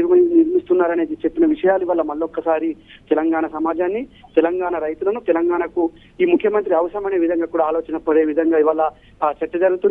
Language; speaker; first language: Telugu; native; Telugu